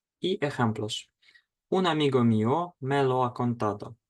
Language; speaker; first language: Spanish; non-native, fluent; Ukrainian